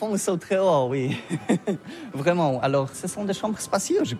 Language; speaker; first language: French; non-native, learner; Polish